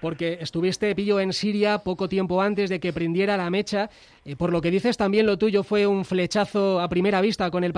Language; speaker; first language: Spanish; native; Spanish